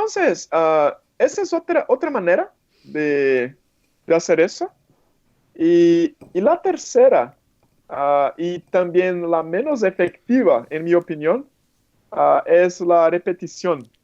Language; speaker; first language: Spanish; non-native, fluent; Portuguese